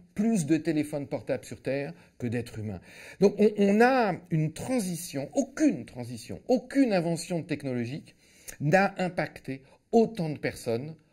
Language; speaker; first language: French; native; French